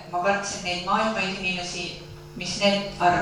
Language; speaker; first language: Finnish; non-native, learner; Estonian